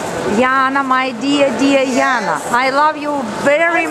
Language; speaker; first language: English; non-native, learner; Russian